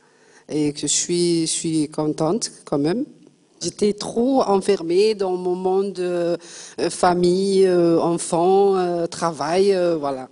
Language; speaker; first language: French; non-native, fluent; Arabic